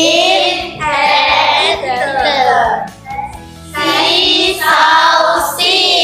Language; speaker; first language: English; non-native, learner; Indonesian